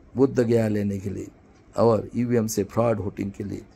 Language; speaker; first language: Hindi; non-native, local second language; Marathi